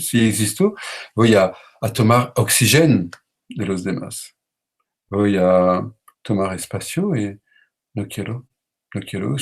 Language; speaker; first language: Spanish; non-native, learner; French